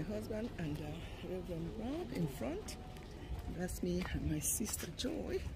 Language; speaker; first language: English; non-native, local second language; Igbo